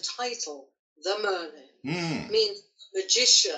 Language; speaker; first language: English; native; English